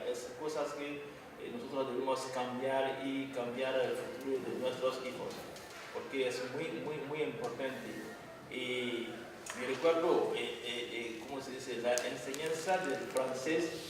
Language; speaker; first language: Spanish; non-native, fluent; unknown